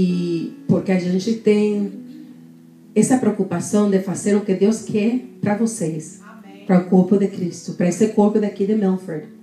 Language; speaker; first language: Portuguese; non-native, fluent; Spanish